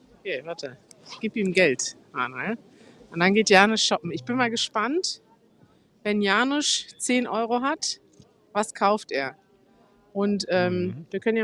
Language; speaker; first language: German; native; German